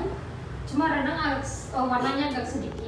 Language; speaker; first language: Indonesian; native; Indonesian